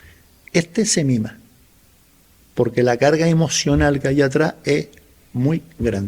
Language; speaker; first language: Spanish; native; Spanish